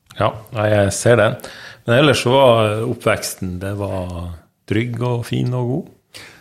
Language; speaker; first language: Norwegian; native; Norwegian